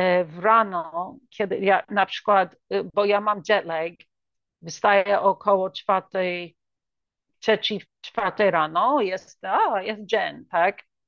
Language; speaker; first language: Polish; early bilingual, heritage; English